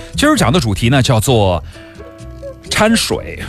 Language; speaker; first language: Chinese; native; Chinese